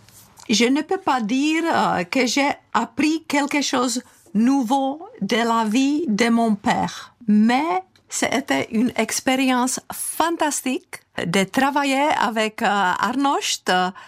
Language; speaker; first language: French; non-native, fluent; Czech